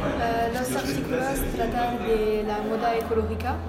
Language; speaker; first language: Spanish; non-native, learner; French